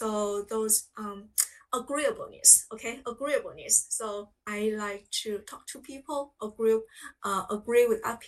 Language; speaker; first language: English; non-native, fluent; Chinese